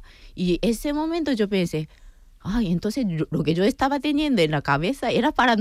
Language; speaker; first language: Spanish; non-native, fluent; Japanese